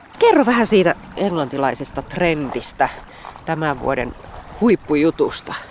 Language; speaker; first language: Finnish; native; Finnish